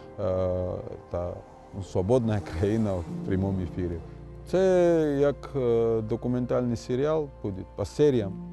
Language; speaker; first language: Russian; non-native, local second language; Georgian